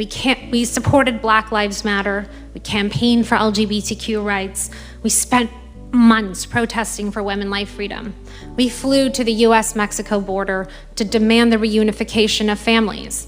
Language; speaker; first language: English; early bilingual, other home language; Persian